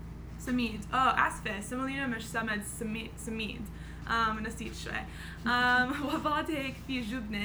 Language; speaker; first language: Arabic; non-native, learner; English